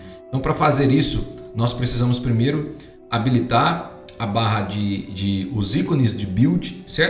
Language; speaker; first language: Portuguese; native; Portuguese